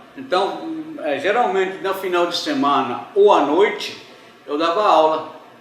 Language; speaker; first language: Portuguese; early bilingual, other home language; Japanese